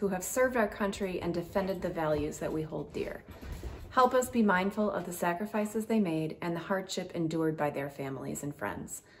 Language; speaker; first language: English; native; English